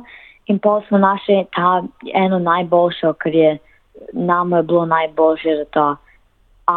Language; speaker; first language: Slovenian; early bilingual, heritage; Slovenian